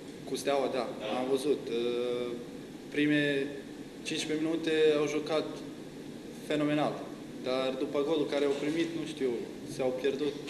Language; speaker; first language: Romanian; non-native, learner; Bosnian